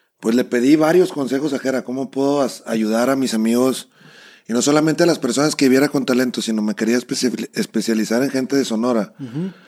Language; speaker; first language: Spanish; native; Spanish